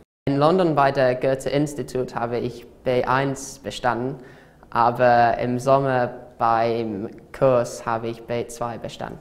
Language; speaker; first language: German; non-native, fluent; English